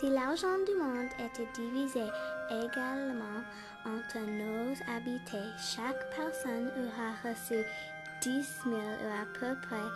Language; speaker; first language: French; non-native, local second language; English